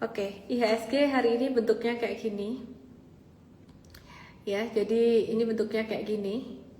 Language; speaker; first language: Indonesian; native; Indonesian